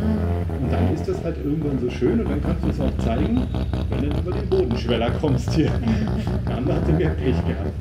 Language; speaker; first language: German; native; German